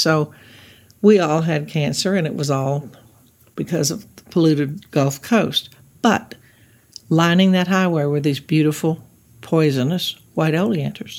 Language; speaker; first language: English; native; English